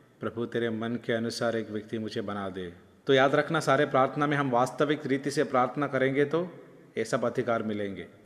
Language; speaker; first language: Hindi; non-native, local second language; Malayalam